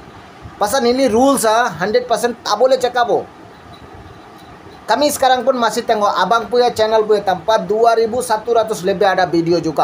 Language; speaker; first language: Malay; non-native, learner; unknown